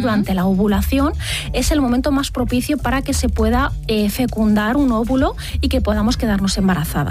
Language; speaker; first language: Spanish; native; Spanish